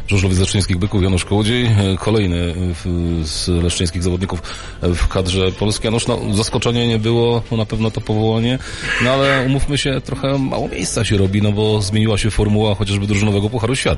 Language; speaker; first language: Polish; native; Polish